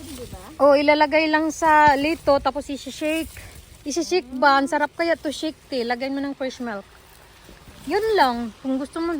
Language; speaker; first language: Filipino; native; Filipino